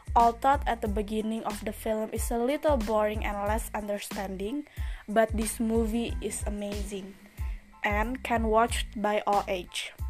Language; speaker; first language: English; non-native, learner; Indonesian